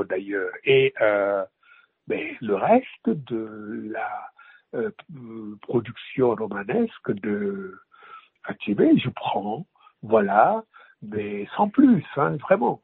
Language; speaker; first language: French; non-native, local second language; Wolof